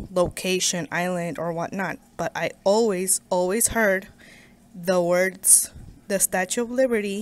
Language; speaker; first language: English; native; English